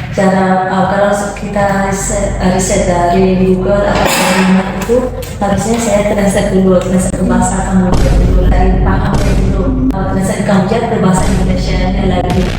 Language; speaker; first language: Indonesian; non-native, learner; Khmer